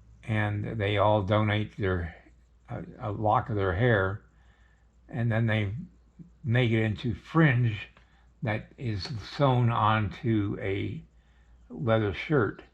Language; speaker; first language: English; native; English